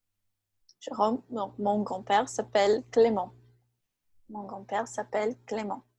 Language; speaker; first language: French; non-native, fluent; Portuguese